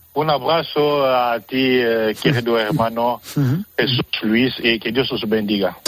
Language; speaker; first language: Spanish; non-native, fluent; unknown